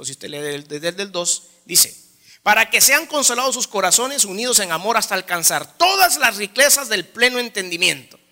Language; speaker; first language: Spanish; native; Spanish